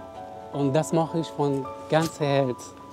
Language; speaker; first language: German; non-native, learner; Persian